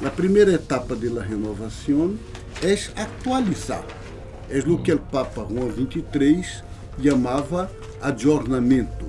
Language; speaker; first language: Spanish; non-native, local second language; Portuguese